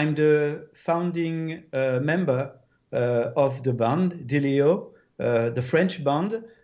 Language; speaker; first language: English; non-native, learner; French